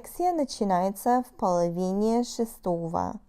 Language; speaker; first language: Russian; non-native, fluent; English